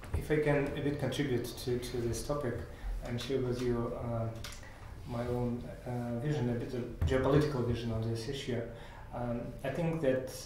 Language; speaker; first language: English; non-native, fluent; Russian